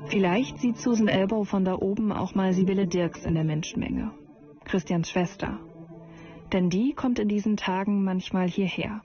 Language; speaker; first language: German; native; German